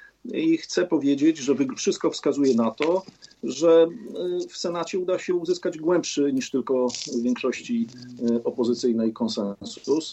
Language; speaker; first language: Polish; native; Polish